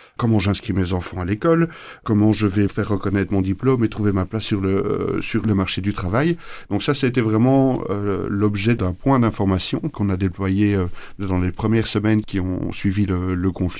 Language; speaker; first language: French; native; French